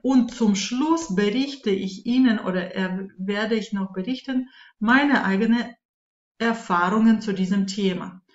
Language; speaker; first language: German; non-native, fluent; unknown